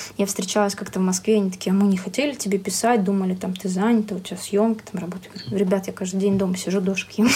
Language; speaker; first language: Russian; native; Russian